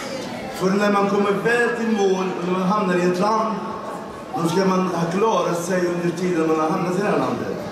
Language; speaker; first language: Swedish; non-native, fluent; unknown